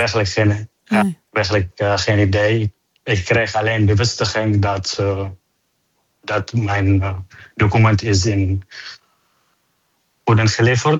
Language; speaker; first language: Dutch; non-native, fluent; Arabic